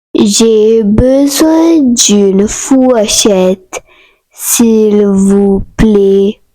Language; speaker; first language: French; non-native, learner; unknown